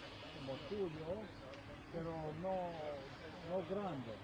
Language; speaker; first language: Italian; non-native, learner; Slovenian